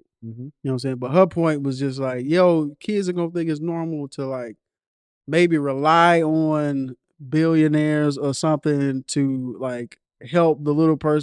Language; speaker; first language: English; native; English